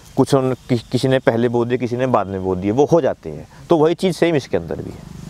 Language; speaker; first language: Hindi; native; Hindi